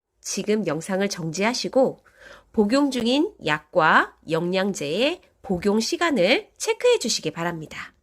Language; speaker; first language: Korean; native; Korean